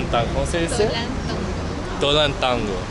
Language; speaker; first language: Spanish; non-native, learner; English